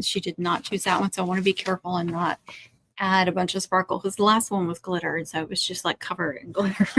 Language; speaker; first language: English; native; English